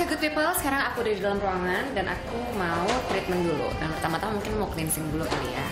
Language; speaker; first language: Indonesian; native; Indonesian